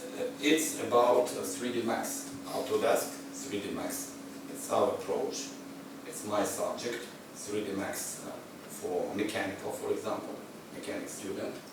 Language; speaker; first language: English; non-native, learner; Ukrainian